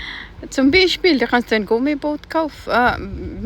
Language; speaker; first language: German; non-native, fluent; Cebuano